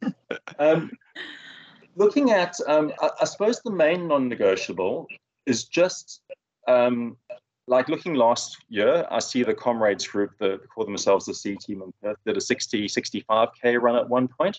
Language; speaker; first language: English; native; English